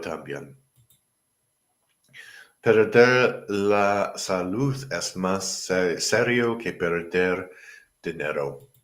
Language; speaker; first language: Spanish; non-native, learner; English